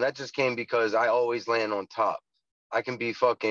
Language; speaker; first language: English; native; English